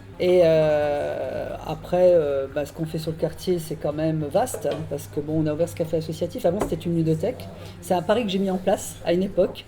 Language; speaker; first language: French; native; French